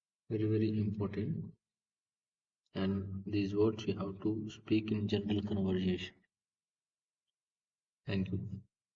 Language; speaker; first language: English; non-native, local second language; Telugu